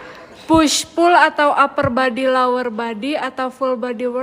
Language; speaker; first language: Indonesian; native; Indonesian